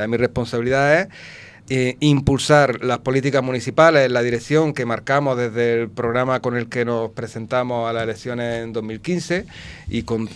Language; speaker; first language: Spanish; native; Spanish